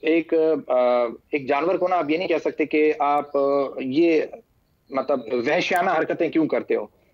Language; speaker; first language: Urdu; non-native, local second language; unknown